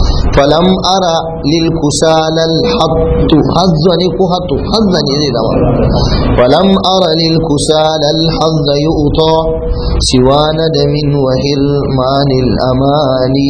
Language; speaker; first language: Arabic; non-native, fluent; Hausa